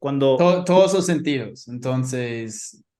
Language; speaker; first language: Spanish; non-native, fluent; English